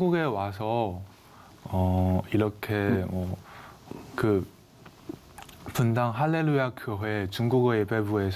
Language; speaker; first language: Korean; non-native, fluent; Chinese